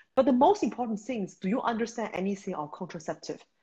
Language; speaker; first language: English; non-native, fluent; Chinese